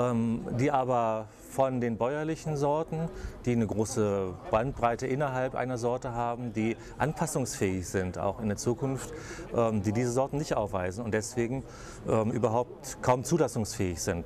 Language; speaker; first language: German; native; German